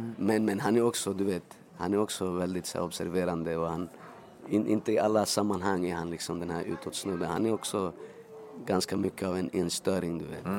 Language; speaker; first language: Swedish; early bilingual, other home language; Spanish